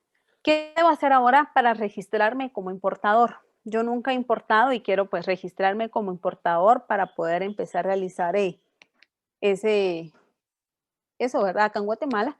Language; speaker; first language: Spanish; native; Spanish